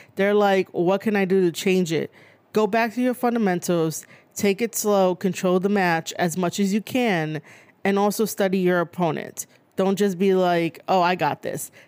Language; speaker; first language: English; native; English